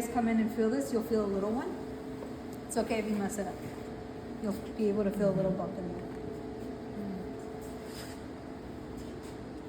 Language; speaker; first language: English; native; English